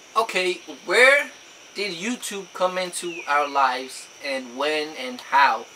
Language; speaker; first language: English; native; English